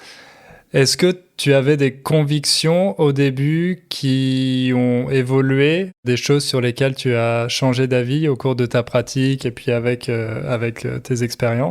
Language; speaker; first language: French; native; French